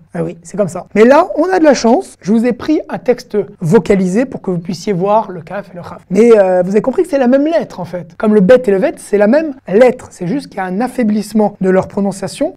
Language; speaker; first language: French; native; French